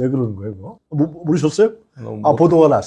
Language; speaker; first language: Korean; native; Korean